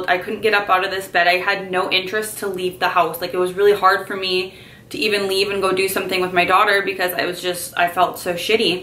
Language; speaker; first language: English; native; English